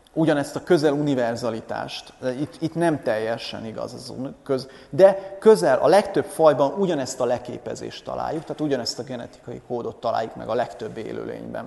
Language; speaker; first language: Hungarian; native; Hungarian